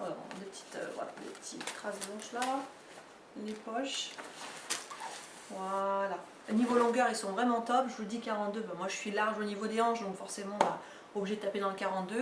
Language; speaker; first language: French; native; French